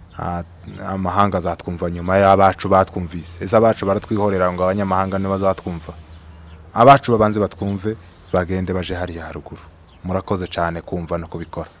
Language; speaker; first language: Kinyarwanda; native; Kinyarwanda